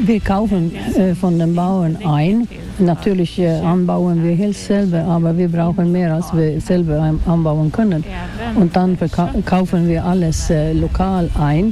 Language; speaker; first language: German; non-native, fluent; Swedish